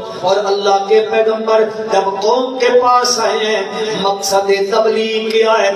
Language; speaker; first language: Urdu; non-native, local second language; Punjabi